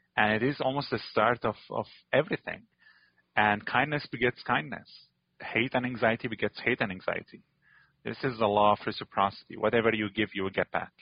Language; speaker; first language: English; non-native, fluent; Arabic